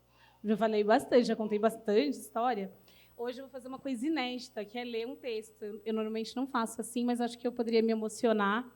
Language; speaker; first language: Portuguese; native; Portuguese